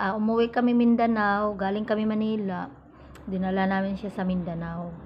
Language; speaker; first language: Filipino; non-native, local second language; Cebuano